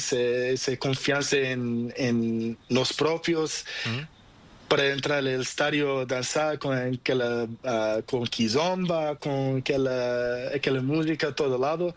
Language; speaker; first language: Spanish; non-native, learner; Portuguese